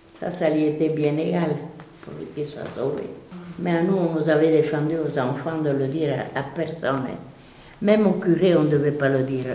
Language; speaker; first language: French; non-native, local second language; Basque